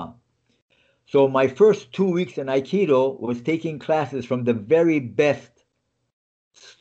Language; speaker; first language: English; native; English